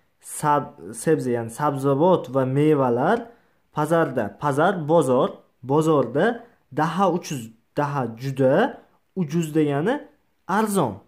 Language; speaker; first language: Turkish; non-native, learner; Uzbek